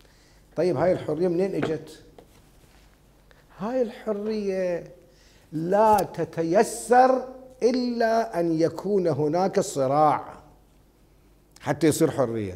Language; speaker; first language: Arabic; native; Arabic